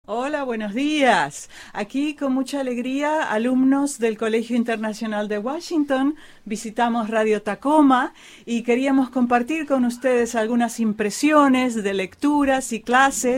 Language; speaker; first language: Spanish; non-native, fluent; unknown